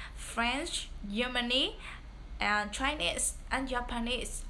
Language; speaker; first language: English; non-native, learner; Vietnamese